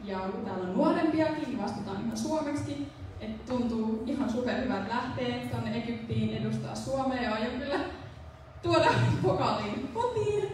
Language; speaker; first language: Finnish; native; Finnish